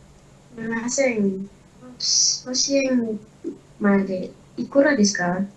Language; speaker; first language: Japanese; non-native, learner; Indonesian